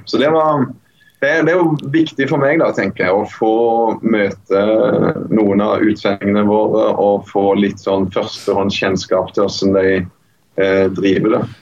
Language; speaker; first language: Norwegian; native; Norwegian